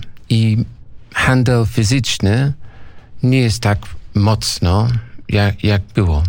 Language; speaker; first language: Polish; non-native, learner; English